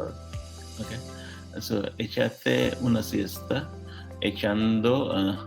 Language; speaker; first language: Spanish; non-native, learner; English